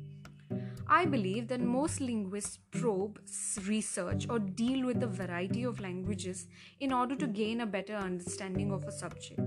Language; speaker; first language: English; non-native, local second language; Odia